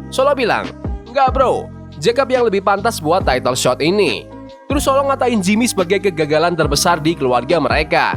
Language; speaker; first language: Indonesian; native; Indonesian